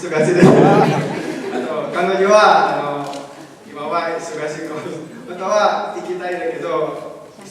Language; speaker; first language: Japanese; non-native, learner; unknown